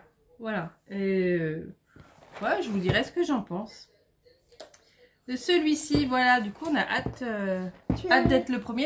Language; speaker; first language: French; native; French